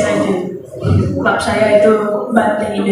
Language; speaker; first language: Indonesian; early bilingual, heritage; Indonesian